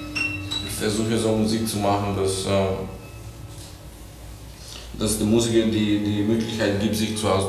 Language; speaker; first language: German; non-native, fluent; Greek